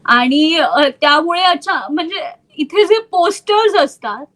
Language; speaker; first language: Marathi; native; Marathi